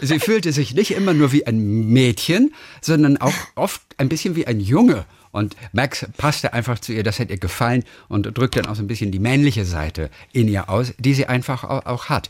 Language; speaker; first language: German; native; German